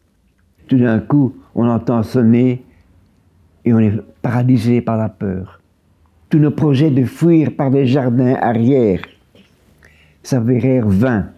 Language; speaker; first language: French; native; French